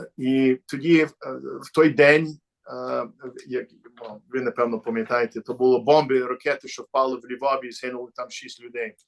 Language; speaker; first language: Ukrainian; early bilingual, heritage; Ukrainian